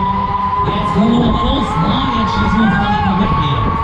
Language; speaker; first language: German; native; German